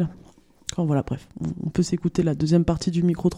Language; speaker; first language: French; native; French